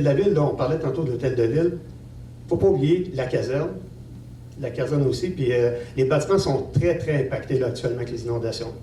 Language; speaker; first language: French; native; French